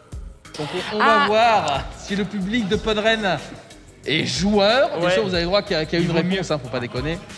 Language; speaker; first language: French; native; French